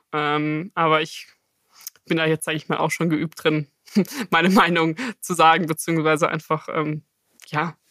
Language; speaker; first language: German; native; German